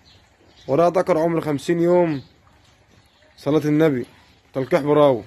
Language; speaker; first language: Arabic; native; Arabic